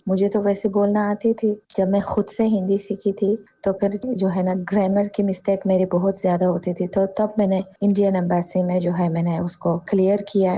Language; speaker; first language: Urdu; non-native, fluent; Tajik